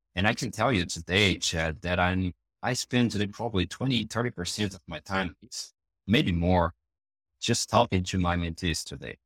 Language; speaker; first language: English; non-native, fluent; Portuguese